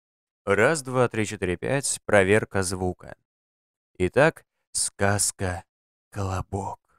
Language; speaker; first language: Russian; native; Russian